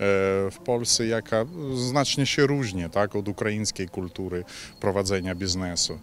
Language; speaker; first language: Polish; non-native, fluent; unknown